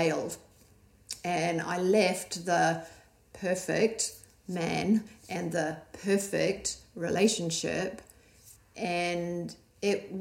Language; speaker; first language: English; native; English